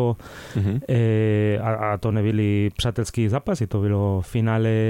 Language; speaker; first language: Czech; non-native, fluent; Spanish